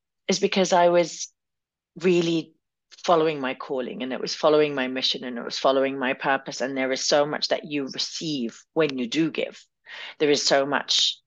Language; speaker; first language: English; early bilingual, other home language; Arabic